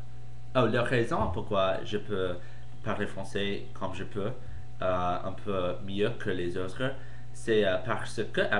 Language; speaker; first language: French; non-native, fluent; English